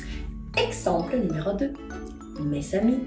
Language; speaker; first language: French; non-native, fluent; Spanish